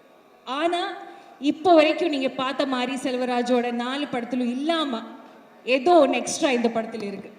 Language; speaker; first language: Tamil; non-native, fluent; Malayalam